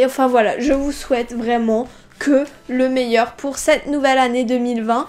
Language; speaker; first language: French; native; French